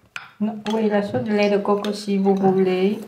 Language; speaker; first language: French; non-native, learner; Vietnamese